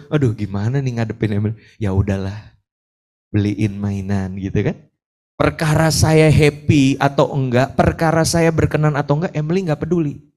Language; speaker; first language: Indonesian; native; Indonesian